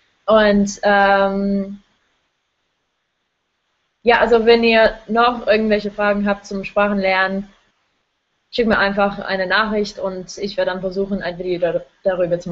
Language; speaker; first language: German; non-native, fluent; English